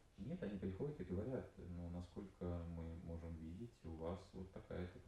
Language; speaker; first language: Russian; native; Russian